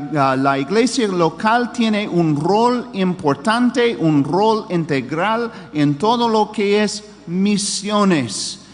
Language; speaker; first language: Spanish; non-native, fluent; English